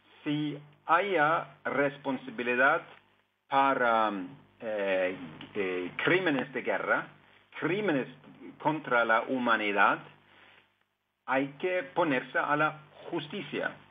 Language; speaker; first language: Spanish; non-native, fluent; Norwegian